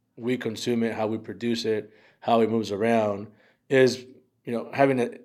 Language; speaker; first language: English; early bilingual, other home language; Spanish